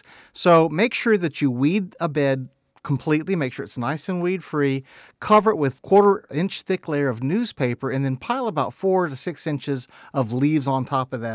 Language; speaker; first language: English; native; English